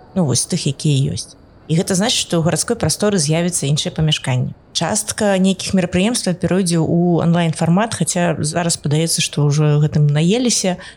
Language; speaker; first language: Belarusian; non-native, local second language; Russian